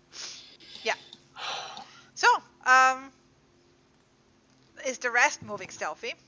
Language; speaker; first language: English; native; English